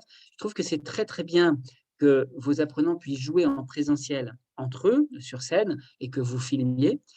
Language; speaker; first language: French; native; French